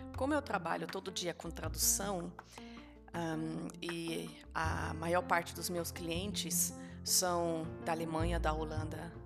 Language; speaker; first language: Portuguese; non-native, fluent; German